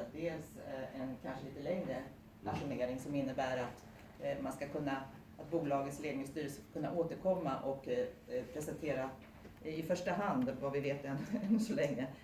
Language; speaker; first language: Swedish; native; Swedish